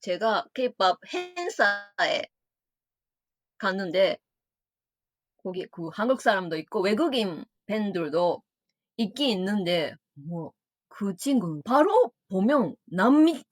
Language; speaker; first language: Korean; non-native, fluent; Japanese